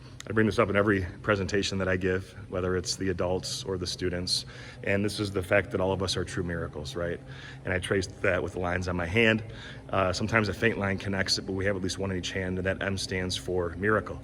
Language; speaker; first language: English; native; English